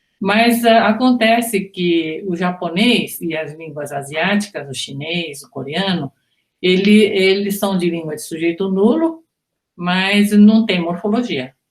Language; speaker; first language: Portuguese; early bilingual, other home language; Japanese